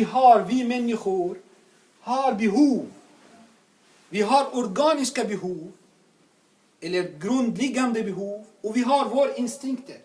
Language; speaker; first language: Swedish; non-native, fluent; Arabic